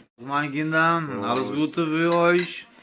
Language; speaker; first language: German; non-native, learner; Turkish